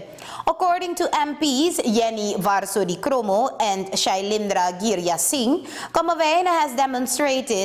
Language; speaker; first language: English; non-native, fluent; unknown